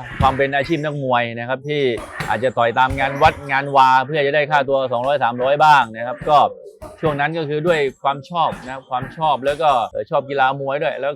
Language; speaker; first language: Thai; native; Thai